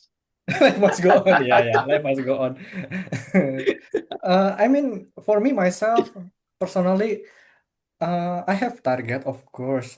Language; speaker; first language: English; non-native, fluent; Indonesian